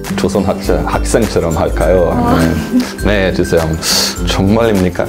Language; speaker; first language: Korean; non-native, fluent; Norwegian